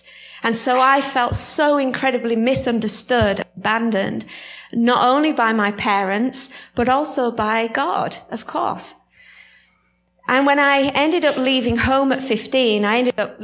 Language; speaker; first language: English; native; English